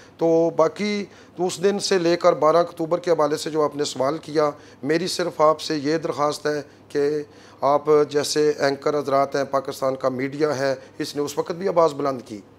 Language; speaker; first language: Urdu; non-native, local second language; Punjabi